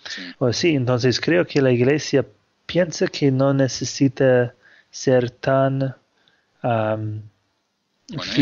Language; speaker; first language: Spanish; non-native, fluent; English